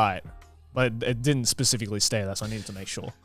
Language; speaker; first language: English; native; English